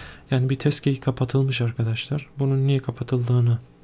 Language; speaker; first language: Turkish; native; Turkish